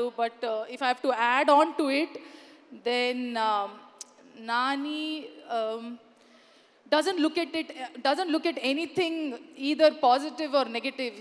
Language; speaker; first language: Telugu; non-native, learner; Kannada